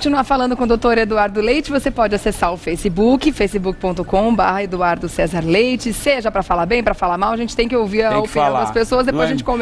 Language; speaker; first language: Portuguese; native; Portuguese